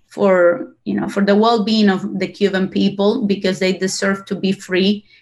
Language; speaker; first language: English; non-native, fluent; Spanish